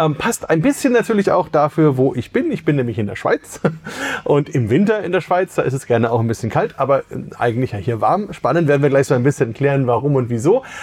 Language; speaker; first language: German; native; German